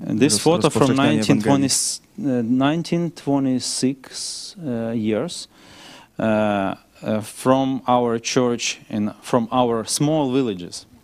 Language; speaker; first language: English; non-native, learner; Ukrainian